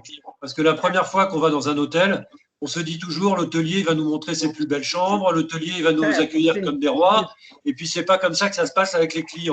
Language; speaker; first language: French; native; French